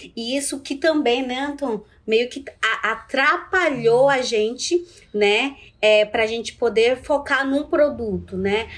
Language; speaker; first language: Portuguese; non-native, local second language; Ticuna